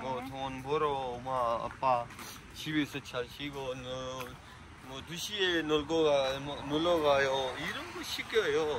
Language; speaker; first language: Korean; non-native, learner; Urdu